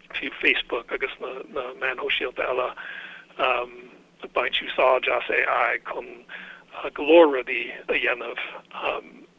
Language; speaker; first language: Irish; non-native, fluent; English